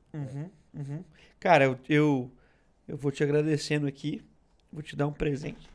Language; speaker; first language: Portuguese; native; Portuguese